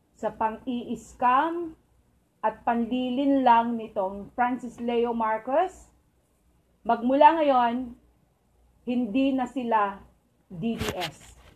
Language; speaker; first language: Filipino; non-native, local second language; Iloko